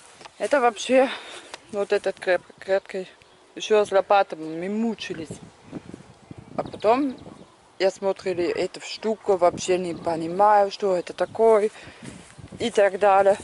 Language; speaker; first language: Russian; non-native, learner; German